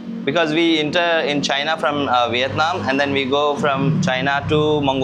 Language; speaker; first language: English; non-native, learner; Hindi